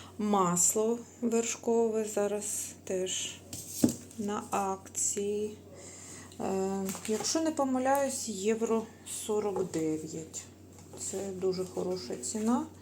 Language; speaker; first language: Ukrainian; native; Ukrainian